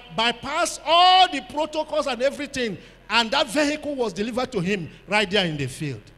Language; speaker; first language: English; non-native, local second language; Igbo